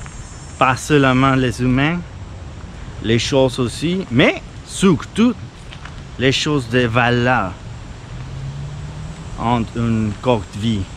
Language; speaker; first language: French; non-native, fluent; Spanish